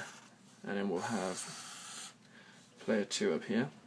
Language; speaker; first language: English; native; English